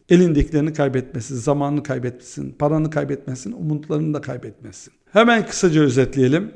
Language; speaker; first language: Turkish; early bilingual, heritage; Turkish